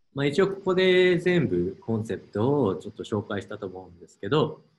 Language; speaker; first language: Japanese; non-native, fluent; English